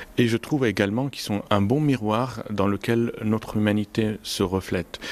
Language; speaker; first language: French; non-native, fluent; Arabic